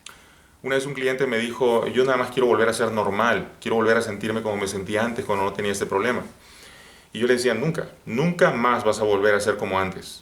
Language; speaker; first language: Spanish; native; Spanish